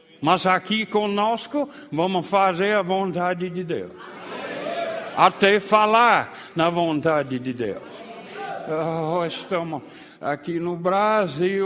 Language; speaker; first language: Portuguese; non-native, fluent; English